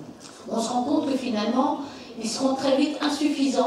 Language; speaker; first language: French; native; French